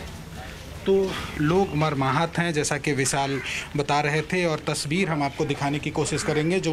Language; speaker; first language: Hindi; native; Hindi